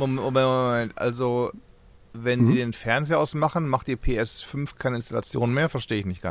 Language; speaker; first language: German; native; German